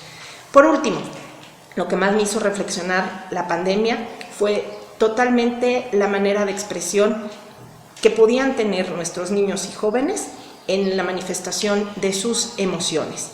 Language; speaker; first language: Spanish; native; Spanish